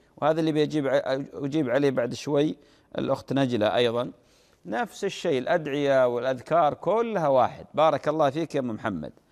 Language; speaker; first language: Arabic; native; Arabic